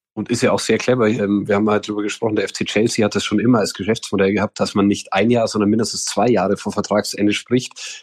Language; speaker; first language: German; native; German